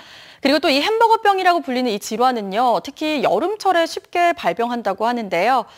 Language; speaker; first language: Korean; native; Korean